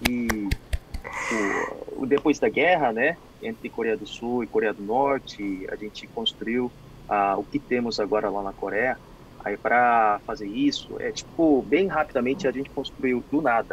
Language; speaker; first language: Portuguese; non-native, fluent; Korean